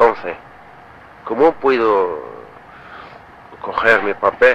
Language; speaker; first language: Spanish; non-native, learner; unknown